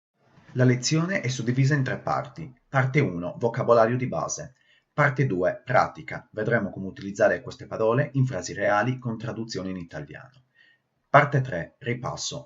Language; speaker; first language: Italian; native; Italian